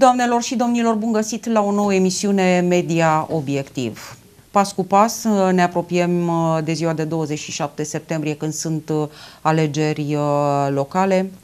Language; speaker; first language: Romanian; native; Romanian